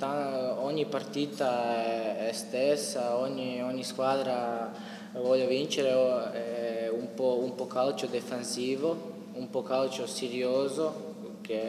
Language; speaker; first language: Italian; non-native, learner; Croatian